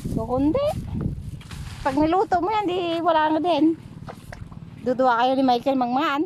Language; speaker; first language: Filipino; non-native, local second language; Iloko